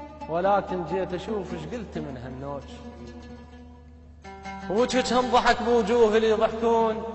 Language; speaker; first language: Arabic; native; Arabic